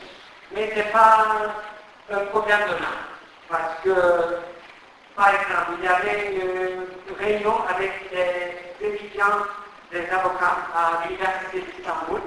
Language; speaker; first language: French; non-native, fluent; Turkish